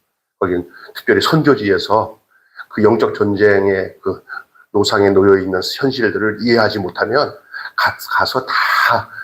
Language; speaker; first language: Korean; native; Korean